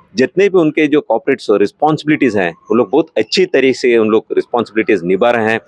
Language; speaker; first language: Hindi; non-native, local second language; Malayalam